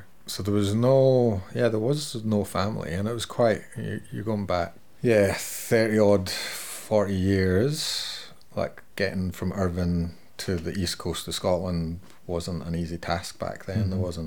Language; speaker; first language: English; native; English